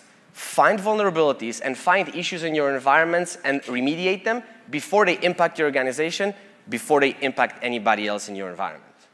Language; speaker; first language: English; non-native, fluent; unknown